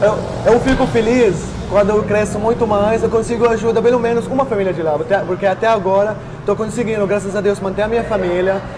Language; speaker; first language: Portuguese; non-native, fluent; Arabic